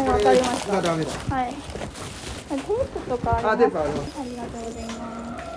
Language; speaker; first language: Japanese; non-native, learner; Korean